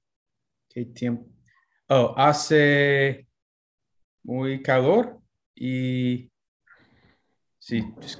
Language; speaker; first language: Spanish; non-native, learner; English